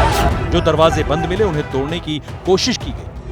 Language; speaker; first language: Hindi; native; Hindi